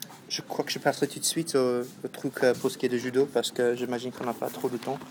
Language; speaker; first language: French; non-native, fluent; English